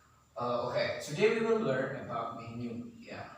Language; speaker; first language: English; non-native, learner; Indonesian